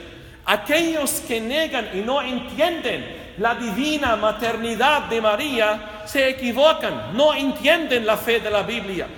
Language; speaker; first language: Spanish; non-native, fluent; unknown